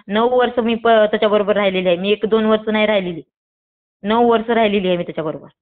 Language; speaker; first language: Marathi; native; Marathi